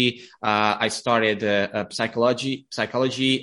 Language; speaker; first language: English; non-native, fluent; Romanian